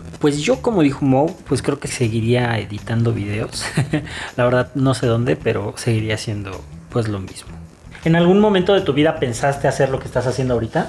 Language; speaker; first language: Spanish; native; Spanish